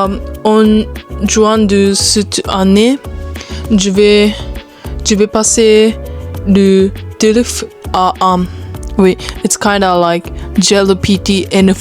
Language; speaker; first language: French; non-native, learner; Japanese